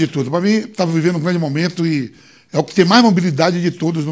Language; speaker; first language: Portuguese; native; Portuguese